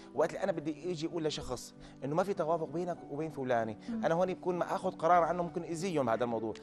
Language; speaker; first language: Arabic; native; Arabic